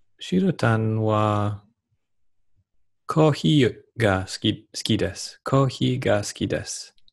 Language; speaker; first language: Japanese; non-native, learner; English